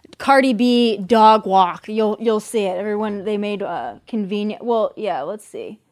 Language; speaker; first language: English; native; English